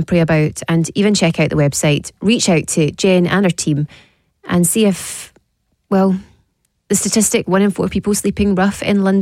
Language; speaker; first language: English; native; English